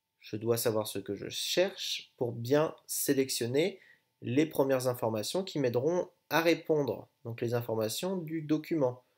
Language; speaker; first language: French; native; French